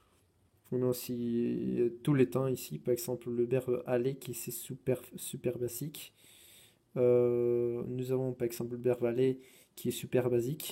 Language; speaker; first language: French; non-native, fluent; Spanish